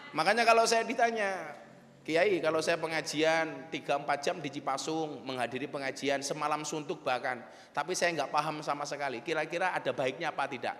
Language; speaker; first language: Indonesian; native; Indonesian